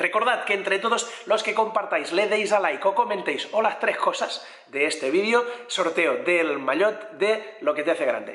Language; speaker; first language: Spanish; native; Spanish